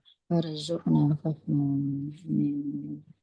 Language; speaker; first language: Arabic; non-native, learner; Indonesian